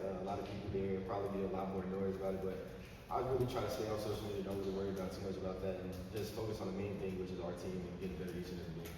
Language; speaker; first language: English; native; English